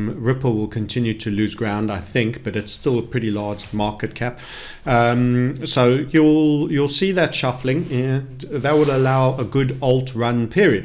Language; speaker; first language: English; native; English